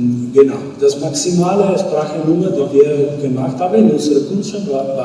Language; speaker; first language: German; non-native, fluent; Italian